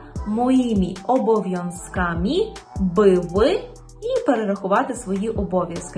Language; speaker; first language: Ukrainian; native; Ukrainian